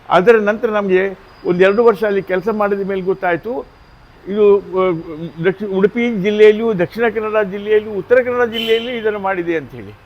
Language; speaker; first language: Kannada; native; Kannada